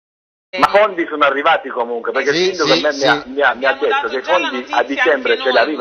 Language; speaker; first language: Italian; native; Italian